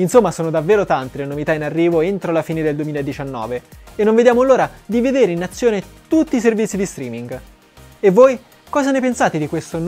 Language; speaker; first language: Italian; native; Italian